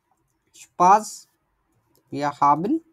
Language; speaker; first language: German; non-native, learner; Bangla